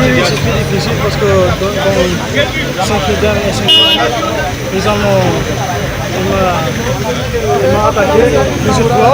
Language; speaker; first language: French; non-native, learner; Arabic